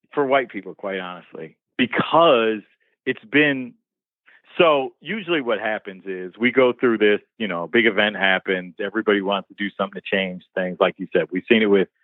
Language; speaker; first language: English; native; English